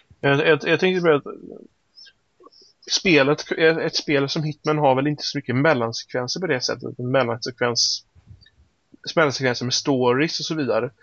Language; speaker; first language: Swedish; native; Swedish